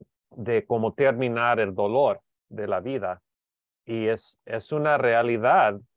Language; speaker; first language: Spanish; non-native, learner; English